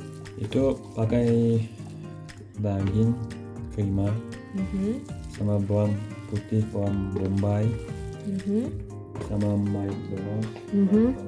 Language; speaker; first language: Indonesian; non-native, learner; Turkish